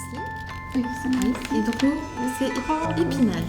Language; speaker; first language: French; native; French